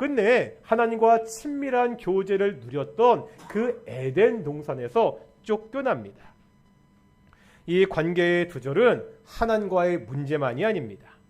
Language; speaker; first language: Korean; native; Korean